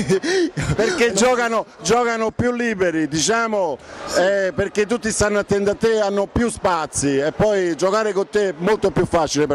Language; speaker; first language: Italian; native; Italian